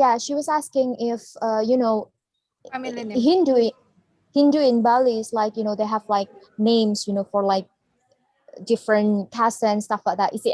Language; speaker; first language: English; non-native, fluent; Indonesian